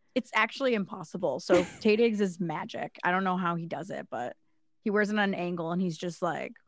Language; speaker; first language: English; native; English